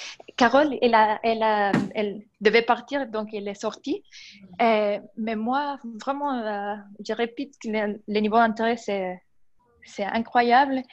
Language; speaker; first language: French; non-native, fluent; Spanish